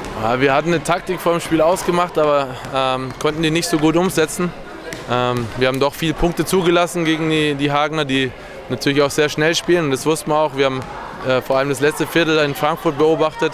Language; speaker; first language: German; native; German